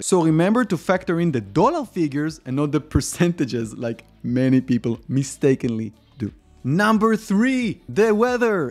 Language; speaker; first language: English; non-native, fluent; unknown